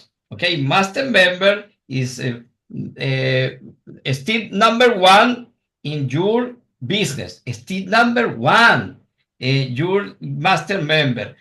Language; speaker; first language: English; non-native, learner; Spanish